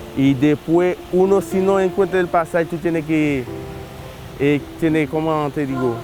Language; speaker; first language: Spanish; non-native, learner; Haitian Creole